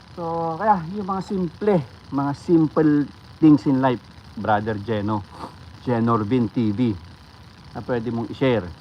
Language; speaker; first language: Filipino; non-native, local second language; Iloko